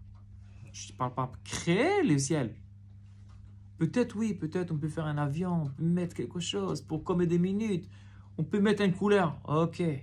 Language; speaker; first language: French; non-native, fluent; Hebrew